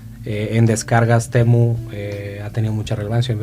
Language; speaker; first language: Spanish; native; Spanish